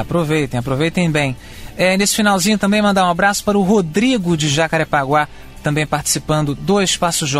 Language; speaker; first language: Portuguese; native; Portuguese